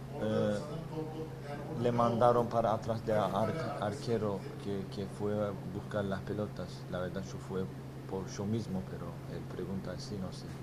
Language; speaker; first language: Spanish; non-native, learner; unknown